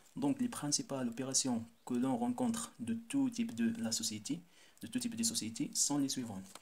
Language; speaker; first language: French; non-native, local second language; Arabic